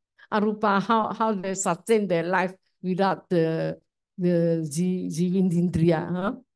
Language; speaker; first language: English; non-native, learner; Chinese